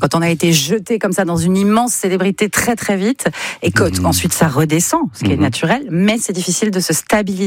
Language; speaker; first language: French; native; French